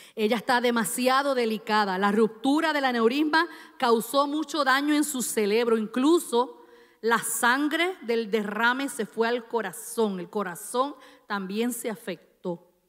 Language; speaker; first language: Spanish; native; Spanish